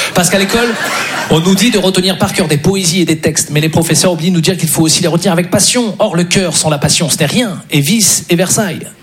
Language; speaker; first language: French; native; French